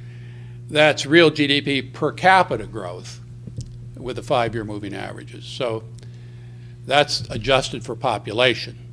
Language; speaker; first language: English; native; English